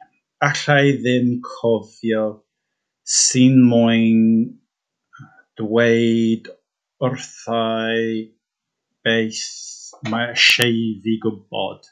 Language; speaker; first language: Welsh; non-native, learner; English